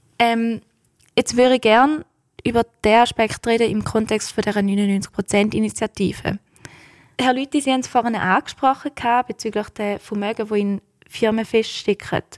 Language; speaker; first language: German; native; German